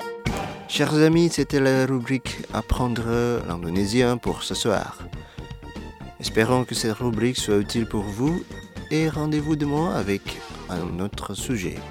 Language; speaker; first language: French; non-native, fluent; Indonesian